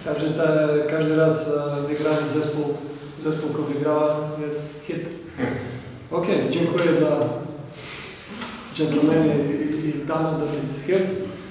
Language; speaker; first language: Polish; non-native, learner; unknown